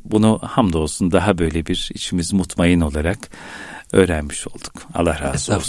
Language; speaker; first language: Turkish; native; Turkish